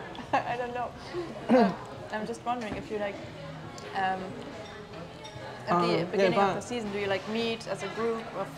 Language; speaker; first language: English; non-native, fluent; German